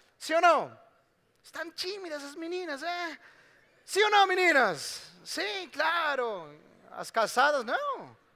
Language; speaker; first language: Portuguese; non-native, fluent; Spanish